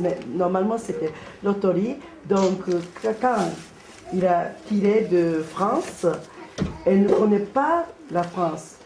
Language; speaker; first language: French; non-native, learner; Japanese